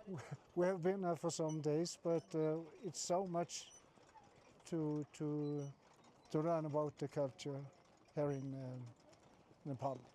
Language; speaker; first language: English; non-native, fluent; Norwegian